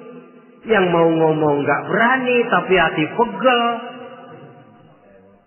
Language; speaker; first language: Indonesian; native; Indonesian